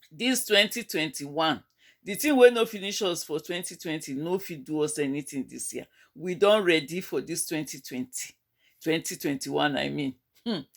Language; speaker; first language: Nigerian Pidgin; native; Nigerian Pidgin